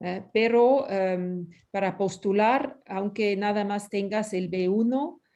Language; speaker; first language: Spanish; non-native, fluent; French